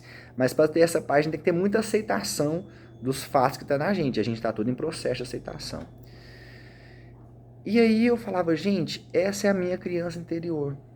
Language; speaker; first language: Portuguese; native; Portuguese